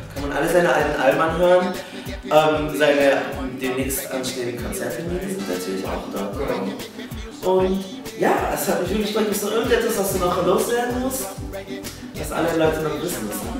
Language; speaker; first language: German; native; German